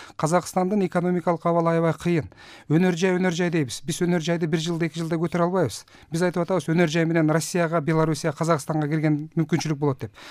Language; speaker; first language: Kyrgyz; native; Kyrgyz